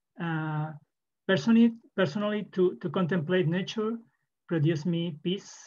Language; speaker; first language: English; non-native, fluent; Catalan